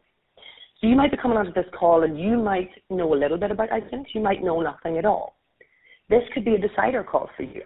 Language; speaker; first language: English; native; English